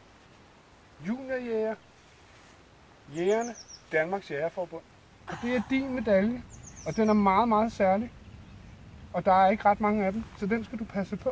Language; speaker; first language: Danish; native; Danish